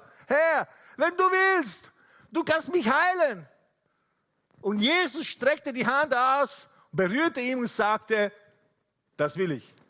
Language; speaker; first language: German; non-native, fluent; Italian